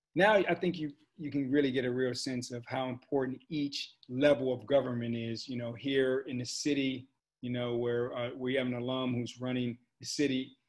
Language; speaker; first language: English; native; English